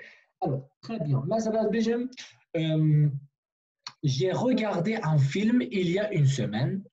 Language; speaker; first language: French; non-native, fluent; Kurdish